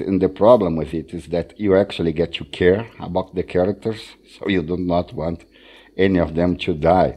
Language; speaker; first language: English; non-native, fluent; Portuguese